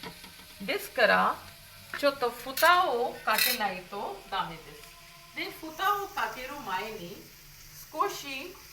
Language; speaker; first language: Japanese; non-native, fluent; Hindi